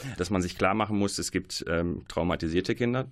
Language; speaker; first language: German; early bilingual, other home language; Arabic